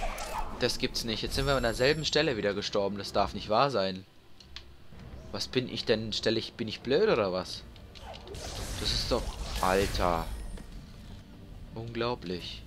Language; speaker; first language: German; native; German